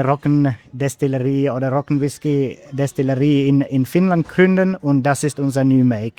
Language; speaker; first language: German; non-native, fluent; Finnish